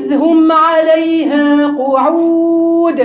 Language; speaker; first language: Arabic; native; Arabic